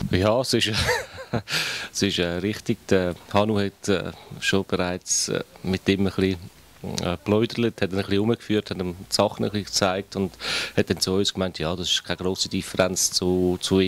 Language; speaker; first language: German; native; German